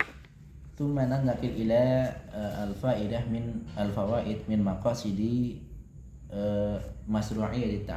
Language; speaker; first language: Arabic; non-native, learner; Indonesian